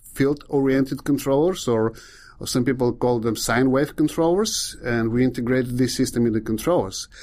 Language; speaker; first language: English; non-native, fluent; Bulgarian